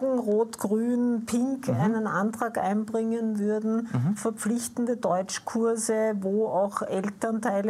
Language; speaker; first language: German; native; German